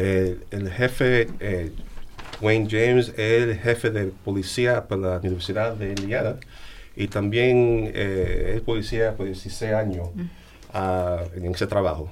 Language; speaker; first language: Spanish; early bilingual, heritage; English